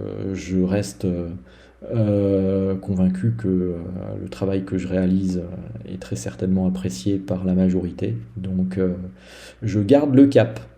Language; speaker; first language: French; native; French